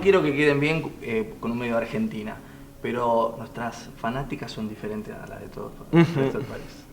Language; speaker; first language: Spanish; native; Spanish